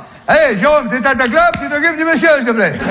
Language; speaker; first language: French; native; French